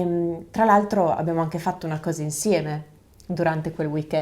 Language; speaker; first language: Italian; native; Italian